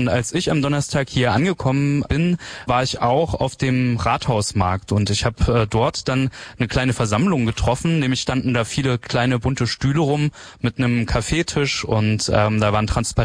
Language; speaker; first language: German; native; German